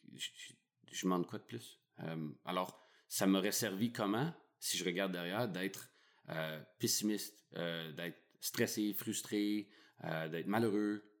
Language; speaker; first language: French; native; French